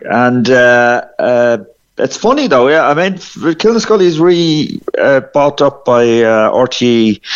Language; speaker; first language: English; native; English